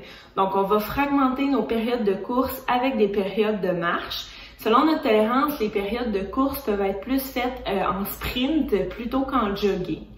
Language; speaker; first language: French; native; French